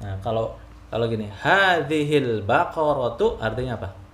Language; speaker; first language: Indonesian; native; Indonesian